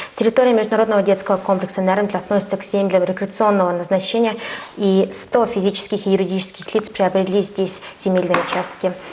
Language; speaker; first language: Russian; non-native, fluent; Mongolian